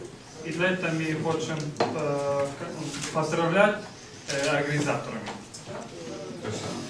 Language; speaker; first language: Russian; non-native, learner; Hungarian